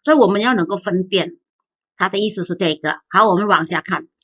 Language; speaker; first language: Chinese; non-native, fluent; Indonesian